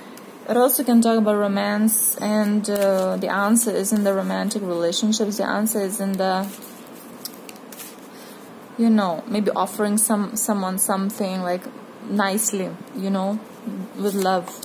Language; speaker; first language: English; non-native, fluent; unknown